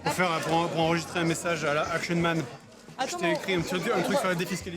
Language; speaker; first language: French; native; French